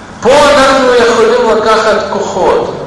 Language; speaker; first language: Hebrew; non-native, fluent; Russian